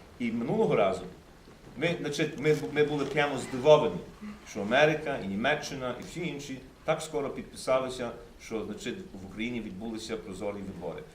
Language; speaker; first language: Ukrainian; early bilingual, heritage; Ukrainian